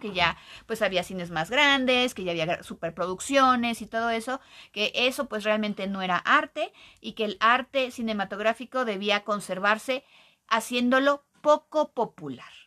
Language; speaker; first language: Spanish; native; Spanish